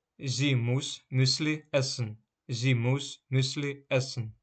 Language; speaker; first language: German; non-native, fluent; Ukrainian